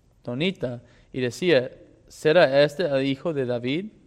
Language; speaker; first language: Spanish; non-native, fluent; English